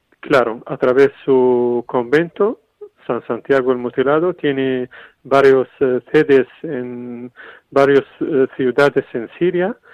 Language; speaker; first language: Spanish; non-native, fluent; Arabic